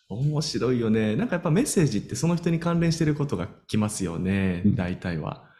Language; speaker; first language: Japanese; native; Japanese